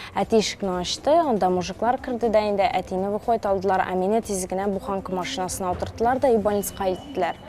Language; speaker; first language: Tatar; non-native, local second language; Russian